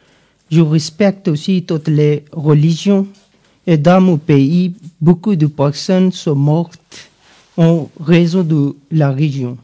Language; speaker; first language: French; non-native, learner; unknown